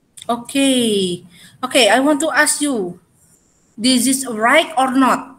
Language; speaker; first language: English; non-native, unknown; Indonesian